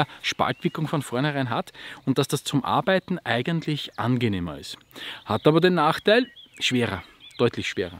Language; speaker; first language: German; native; German